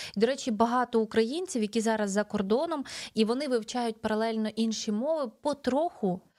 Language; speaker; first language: Ukrainian; native; Ukrainian